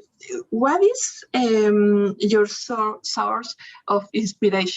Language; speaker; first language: English; non-native, learner; Spanish